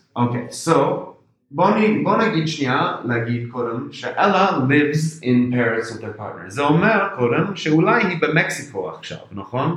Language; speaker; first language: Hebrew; non-native, fluent; English